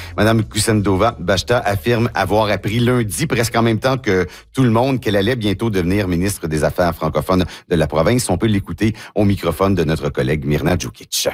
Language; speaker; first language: French; native; French